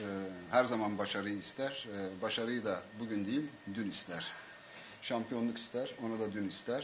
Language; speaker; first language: Turkish; native; Turkish